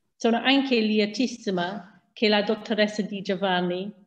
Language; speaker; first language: Italian; non-native, fluent; English